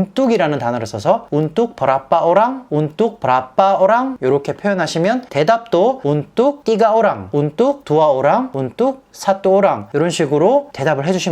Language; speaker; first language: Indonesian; non-native, fluent; Korean